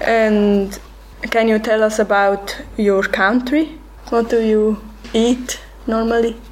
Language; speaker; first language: English; non-native, learner; Swiss German